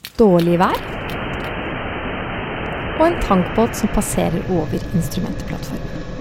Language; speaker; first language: Norwegian; native; Norwegian